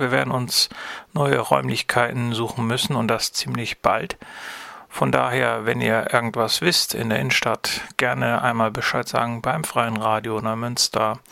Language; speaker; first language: German; native; German